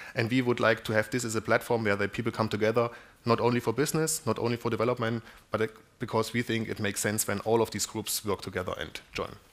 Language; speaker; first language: English; non-native, fluent; German